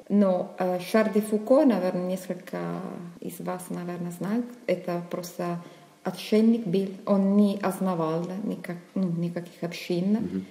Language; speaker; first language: Russian; non-native, fluent; Italian